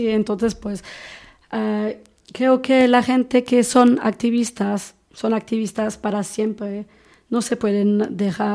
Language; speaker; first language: Spanish; non-native, fluent; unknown